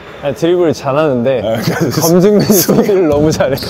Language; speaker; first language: Korean; native; Korean